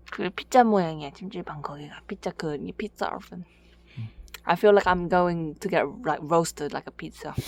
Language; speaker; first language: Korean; early bilingual, heritage; English